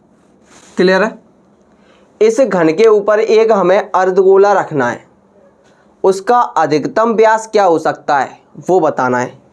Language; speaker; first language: Hindi; native; Hindi